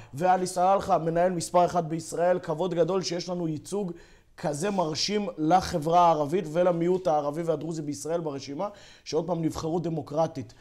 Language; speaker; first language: Hebrew; native; Hebrew